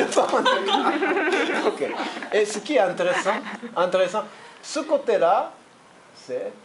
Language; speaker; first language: French; non-native, fluent; Japanese